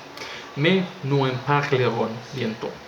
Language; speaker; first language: French; non-native, learner; Spanish